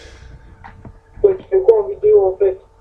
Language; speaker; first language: French; native; French